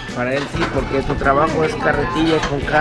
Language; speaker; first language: Spanish; native; Spanish